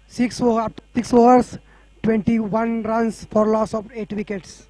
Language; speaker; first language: English; non-native, local second language; Marathi